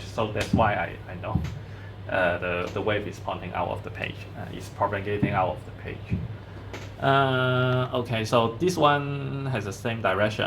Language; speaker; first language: English; non-native, fluent; Chinese